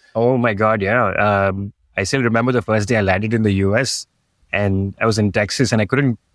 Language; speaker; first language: English; non-native, local second language; Hindi